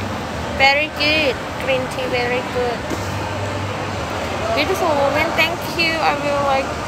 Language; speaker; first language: English; non-native, learner; Thai